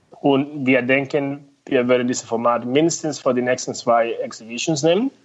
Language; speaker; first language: German; non-native, fluent; Spanish